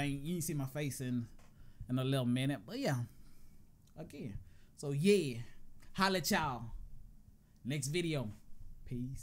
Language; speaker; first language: English; native; English